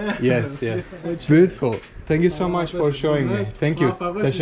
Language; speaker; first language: English; non-native, fluent; Azerbaijani